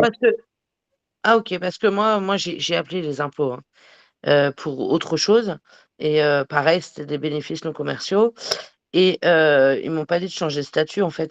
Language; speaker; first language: French; native; French